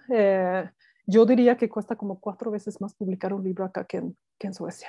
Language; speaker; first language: Spanish; non-native, fluent; Swedish